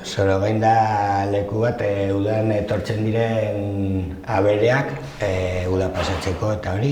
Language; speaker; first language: Basque; non-native, local second language; Spanish